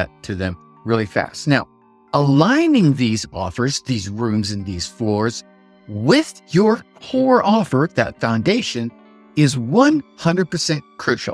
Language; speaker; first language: English; native; English